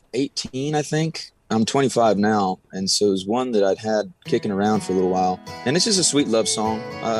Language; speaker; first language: English; native; English